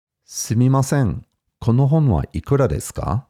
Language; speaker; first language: Japanese; non-native, learner; English